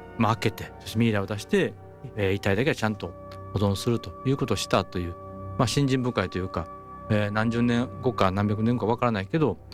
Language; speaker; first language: Japanese; native; Japanese